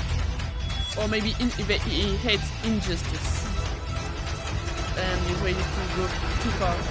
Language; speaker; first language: English; non-native, fluent; French